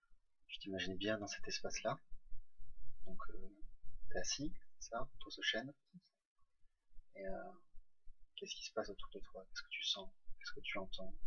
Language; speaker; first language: French; native; French